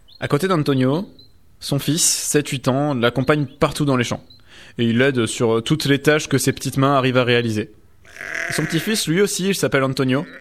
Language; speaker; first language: French; native; French